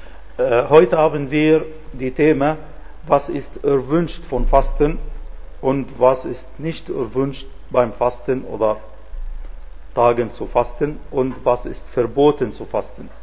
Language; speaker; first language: German; non-native, fluent; Arabic